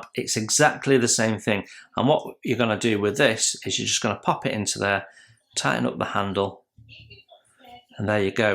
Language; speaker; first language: English; native; English